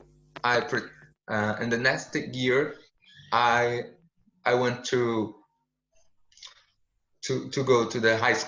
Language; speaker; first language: English; non-native, learner; Portuguese